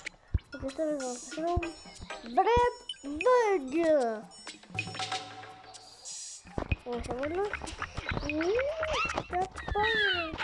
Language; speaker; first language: Spanish; early bilingual, heritage; Spanish